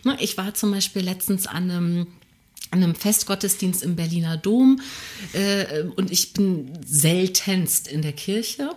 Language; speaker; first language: German; native; German